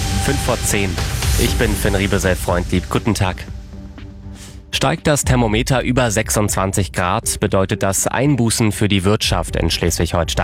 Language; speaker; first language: German; native; German